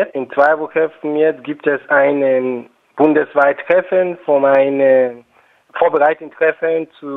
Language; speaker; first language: German; non-native, fluent; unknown